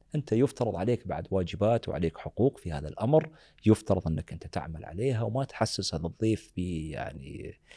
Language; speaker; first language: Arabic; native; Arabic